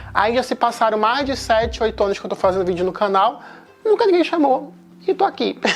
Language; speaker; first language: Portuguese; native; Portuguese